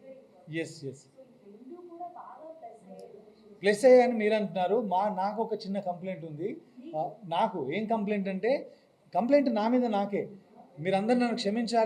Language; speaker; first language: Telugu; native; Telugu